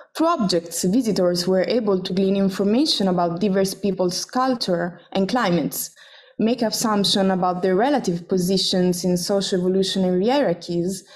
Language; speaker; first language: English; non-native, fluent; Italian